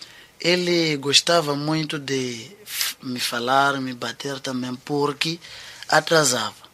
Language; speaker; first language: Portuguese; non-native, local second language; Tsonga